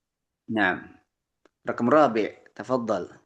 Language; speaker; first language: Arabic; non-native, fluent; Indonesian